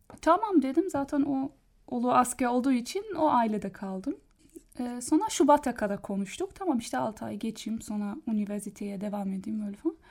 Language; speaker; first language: Turkish; non-native, learner; German